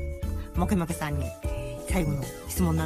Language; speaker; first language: Japanese; native; Japanese